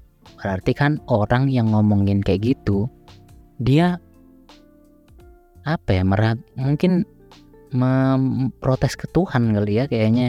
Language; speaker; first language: Indonesian; native; Indonesian